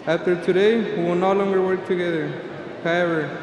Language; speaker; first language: English; early bilingual, other home language; Spanish